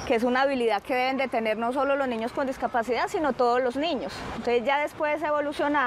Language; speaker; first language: Spanish; native; Spanish